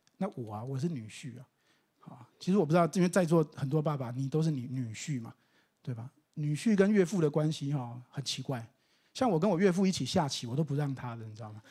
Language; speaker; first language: Chinese; native; Chinese